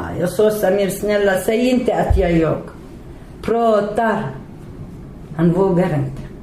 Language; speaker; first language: Swedish; non-native, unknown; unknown